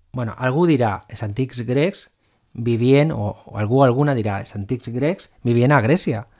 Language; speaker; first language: Catalan; non-native, local second language; Spanish